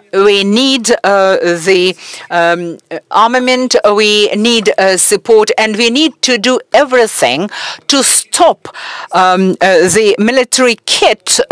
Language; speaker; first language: English; non-native, fluent; Persian